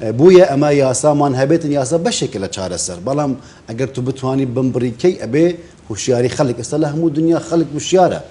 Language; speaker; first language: Central Kurdish; non-native, local second language; Kurdish